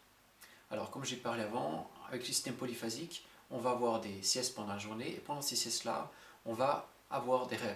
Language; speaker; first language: French; native; French